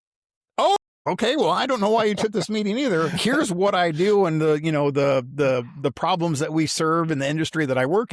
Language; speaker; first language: English; native; English